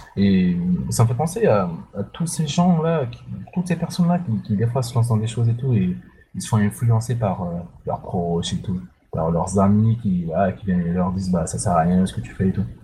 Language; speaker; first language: French; non-native, local second language; Sango